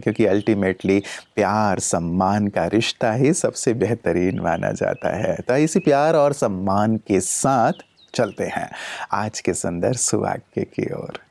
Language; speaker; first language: Hindi; native; Hindi